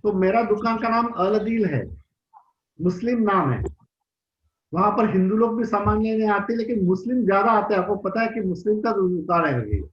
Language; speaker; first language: Hindi; non-native, local second language; Marathi